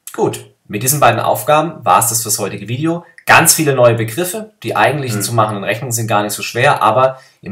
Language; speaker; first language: German; native; German